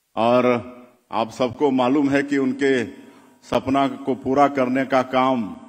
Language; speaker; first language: Hindi; native; Hindi